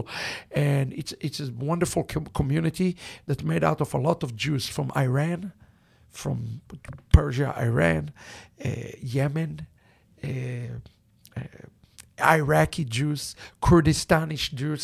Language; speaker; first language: English; non-native, fluent; Hebrew